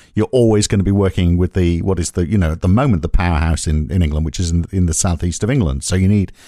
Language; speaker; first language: English; native; English